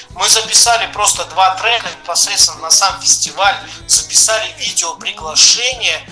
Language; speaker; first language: Russian; native; Russian